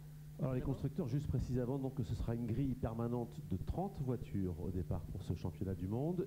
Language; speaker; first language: French; native; French